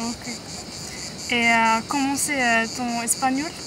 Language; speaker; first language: French; non-native, learner; Icelandic